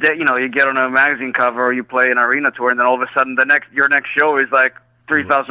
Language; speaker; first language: English; non-native, fluent; Greek